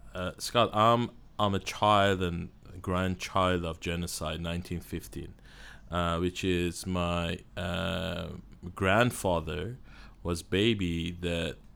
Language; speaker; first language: English; non-native, learner; Armenian